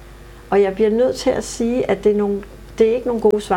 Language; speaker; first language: Danish; native; Danish